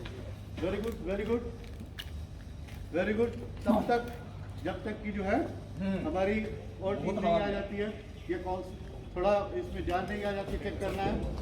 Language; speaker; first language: Hindi; native; Hindi